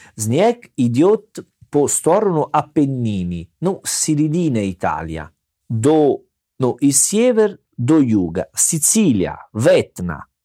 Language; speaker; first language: Russian; non-native, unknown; Italian